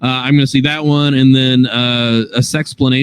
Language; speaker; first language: English; native; English